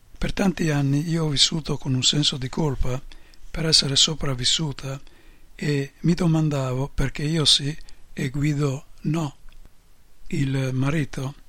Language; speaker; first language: Italian; native; Italian